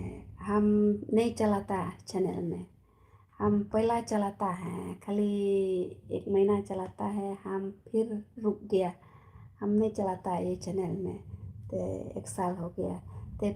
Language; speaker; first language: Hindi; non-native, local second language; Khasi